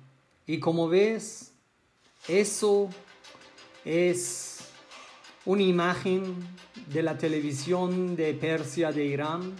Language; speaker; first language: Spanish; non-native, learner; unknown